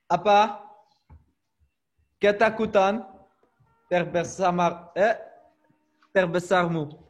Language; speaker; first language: Indonesian; non-native, learner; Dutch